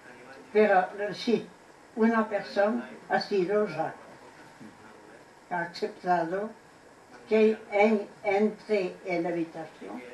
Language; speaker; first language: Spanish; non-native, fluent; French